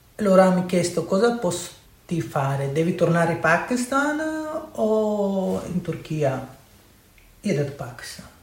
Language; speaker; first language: Italian; non-native, learner; Urdu